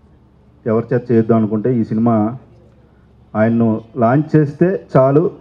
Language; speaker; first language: Telugu; native; Telugu